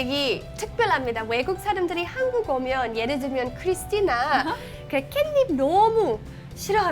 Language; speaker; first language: Korean; non-native, fluent; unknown